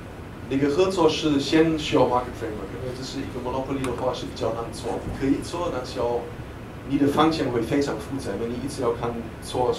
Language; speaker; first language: Chinese; non-native, fluent; German